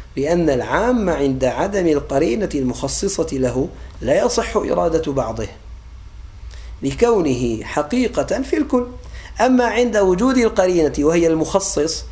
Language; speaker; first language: Arabic; native; Arabic